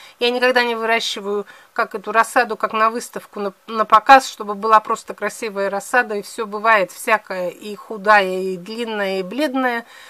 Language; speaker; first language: Russian; native; Russian